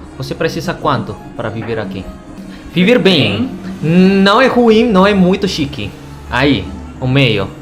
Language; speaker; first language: Portuguese; non-native, learner; Indonesian